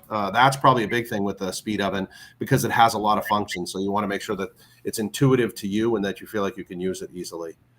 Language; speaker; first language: English; native; English